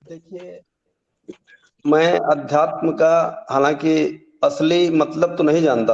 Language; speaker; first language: Hindi; native; Hindi